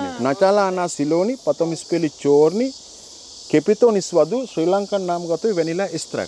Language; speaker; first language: Russian; non-native, learner; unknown